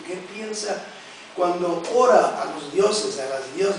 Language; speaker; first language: Spanish; early bilingual, heritage; Spanish